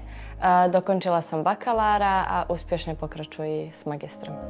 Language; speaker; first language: Czech; non-native, fluent; Serbian